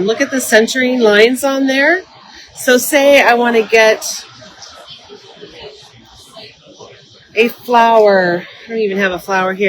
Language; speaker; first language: English; native; English